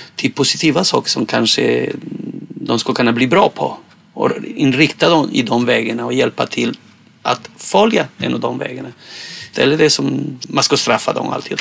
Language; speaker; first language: Swedish; non-native, fluent; Spanish